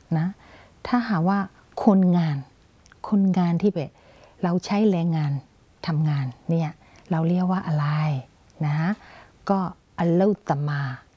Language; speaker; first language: Thai; non-native, fluent; Burmese